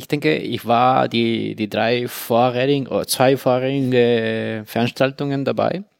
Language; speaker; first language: German; non-native, fluent; Spanish